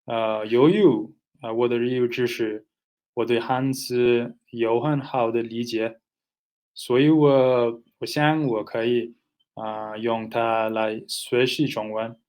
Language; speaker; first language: Chinese; non-native, learner; Nepali